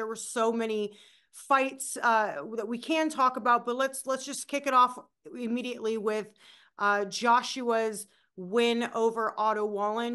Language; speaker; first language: English; native; English